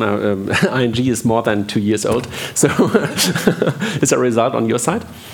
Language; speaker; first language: English; non-native, fluent; German